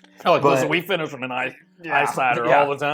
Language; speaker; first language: English; native; English